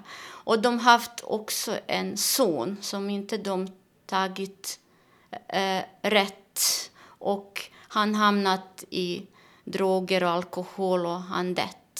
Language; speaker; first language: Swedish; non-native, learner; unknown